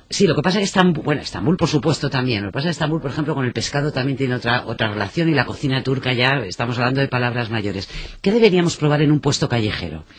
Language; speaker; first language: Spanish; native; Spanish